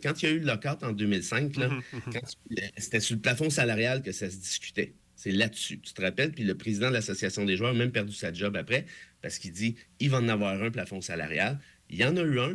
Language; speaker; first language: French; native; French